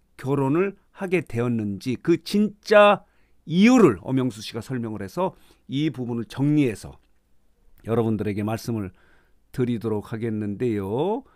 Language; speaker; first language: Korean; native; Korean